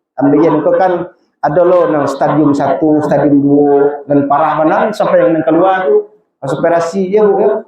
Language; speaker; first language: Malay; non-native, local second language; Minangkabau